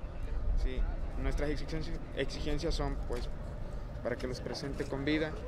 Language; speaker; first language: Spanish; native; Spanish